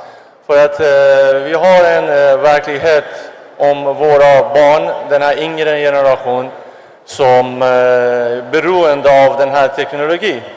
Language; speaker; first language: Swedish; non-native, fluent; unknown